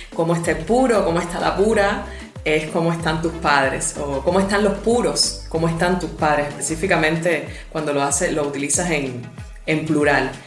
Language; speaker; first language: Spanish; native; Spanish